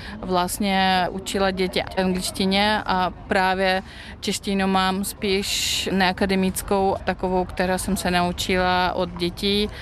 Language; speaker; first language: Czech; non-native, fluent; Belarusian